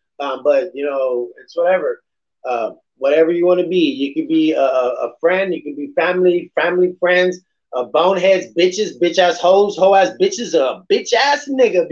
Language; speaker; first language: English; native; English